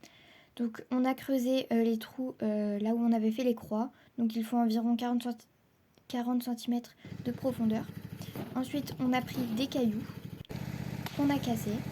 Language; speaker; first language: French; native; French